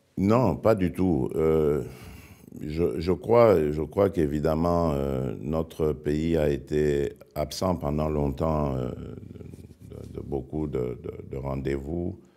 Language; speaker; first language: French; non-native, local second language; Lingala